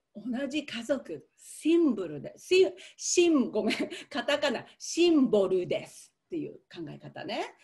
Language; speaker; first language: Japanese; native; Japanese